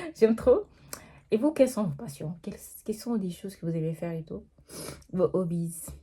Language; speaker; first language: French; non-native, local second language; Wolof